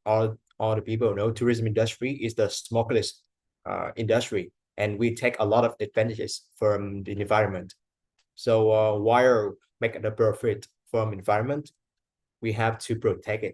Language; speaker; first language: English; non-native, fluent; Vietnamese